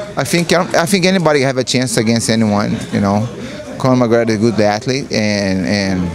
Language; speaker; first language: English; non-native, learner; Portuguese